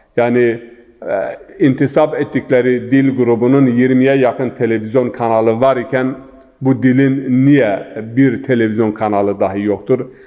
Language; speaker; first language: Turkish; non-native, local second language; Zaza